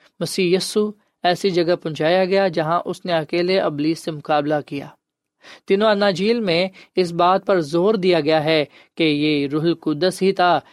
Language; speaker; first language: Urdu; non-native, local second language; Punjabi